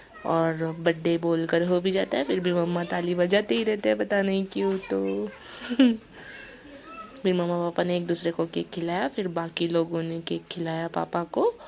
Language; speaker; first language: Hindi; native; Hindi